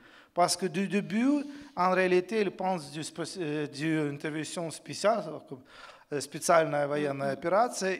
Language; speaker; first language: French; non-native, fluent; Ukrainian